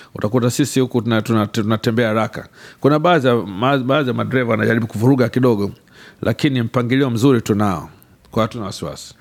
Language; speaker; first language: Swahili; native; Swahili